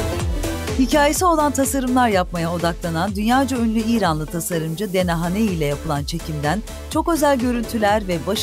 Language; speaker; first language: Turkish; native; Turkish